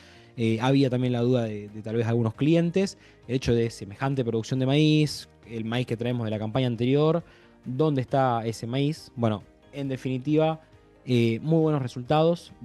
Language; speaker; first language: Spanish; native; Spanish